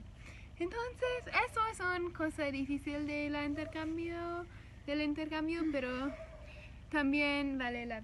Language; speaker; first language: Spanish; non-native, learner; English